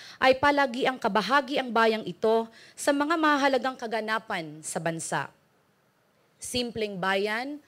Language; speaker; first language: Filipino; native; Filipino